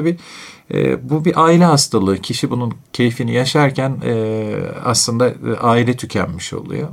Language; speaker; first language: Turkish; native; Turkish